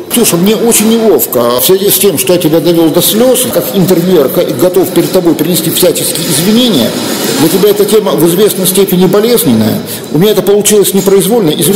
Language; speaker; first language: Russian; native; Russian